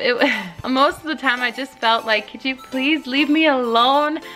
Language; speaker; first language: English; native; English